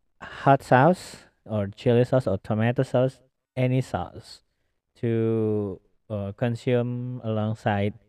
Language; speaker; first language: English; non-native, learner; Indonesian